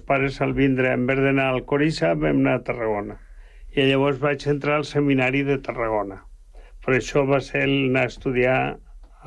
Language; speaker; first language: Catalan; native; Catalan